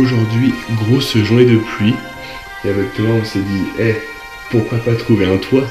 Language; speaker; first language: French; native; French